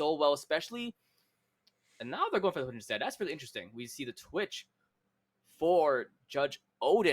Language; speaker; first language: English; native; English